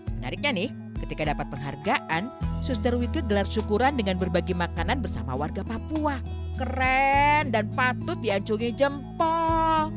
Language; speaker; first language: Indonesian; native; Indonesian